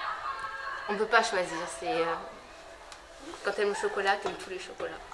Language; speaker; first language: French; native; French